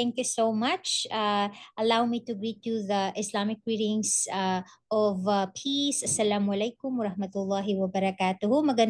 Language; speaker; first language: English; non-native, local second language; Maranao